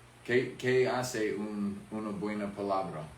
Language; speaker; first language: Spanish; non-native, fluent; English